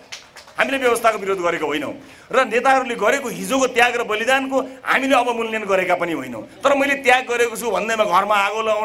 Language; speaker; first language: Nepali; native; Nepali